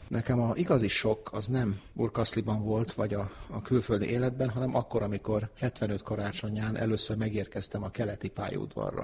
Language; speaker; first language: Hungarian; early bilingual, heritage; Hungarian